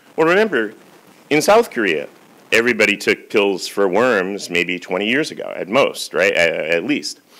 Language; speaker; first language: English; native; English